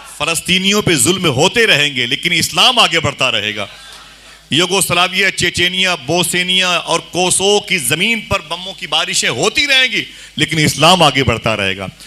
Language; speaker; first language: Hindi; native; Hindi